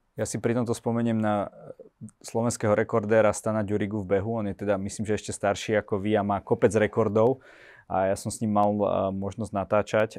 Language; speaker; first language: Slovak; native; Slovak